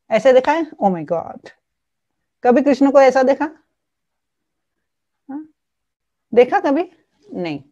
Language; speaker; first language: Hindi; non-native, local second language; Gujarati